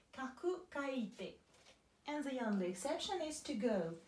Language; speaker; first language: English; non-native, fluent; Russian